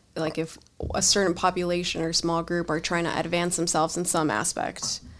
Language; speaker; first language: English; early bilingual, other home language; Spanish